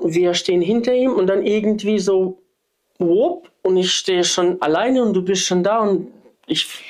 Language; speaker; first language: German; non-native, fluent; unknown